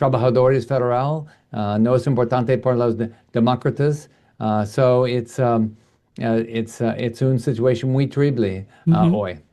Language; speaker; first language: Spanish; non-native, learner; English